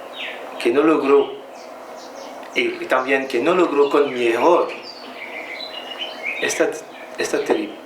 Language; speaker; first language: Spanish; non-native, learner; French